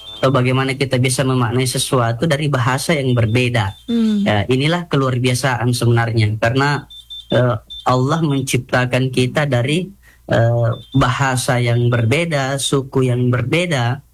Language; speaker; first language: Indonesian; non-native, local second language; Buginese